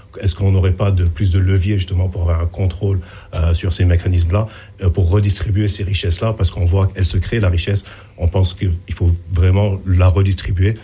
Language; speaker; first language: French; non-native, local second language; Arabic